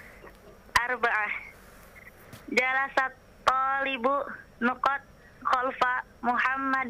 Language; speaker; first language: Arabic; non-native, learner; Indonesian